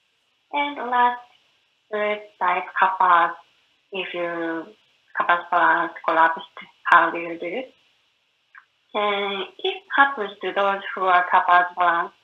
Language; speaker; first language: English; non-native, learner; Japanese